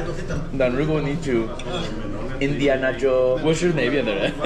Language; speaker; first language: Chinese; non-native, fluent; English